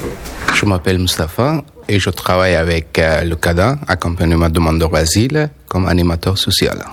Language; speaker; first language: French; non-native, learner; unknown